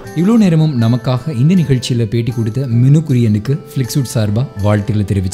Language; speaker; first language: Tamil; native; Tamil